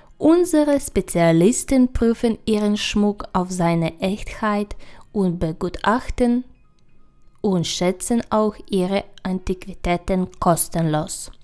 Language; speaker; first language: German; non-native, fluent; Ukrainian